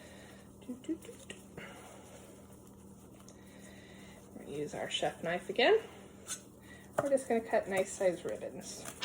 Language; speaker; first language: English; native; English